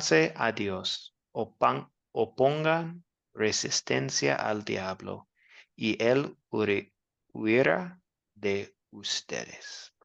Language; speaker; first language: Spanish; non-native, fluent; English